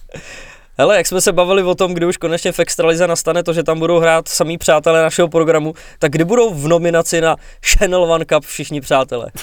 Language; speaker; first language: Czech; native; Czech